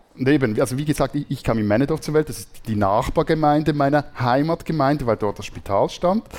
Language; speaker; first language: German; native; German